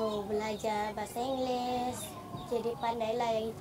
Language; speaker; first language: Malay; non-native, local second language; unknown